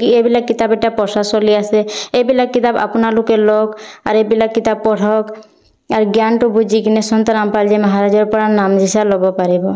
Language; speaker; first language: Assamese; non-native, local second language; Bodo